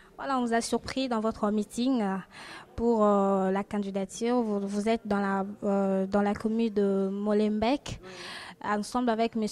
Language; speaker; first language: French; non-native, local second language; Lingala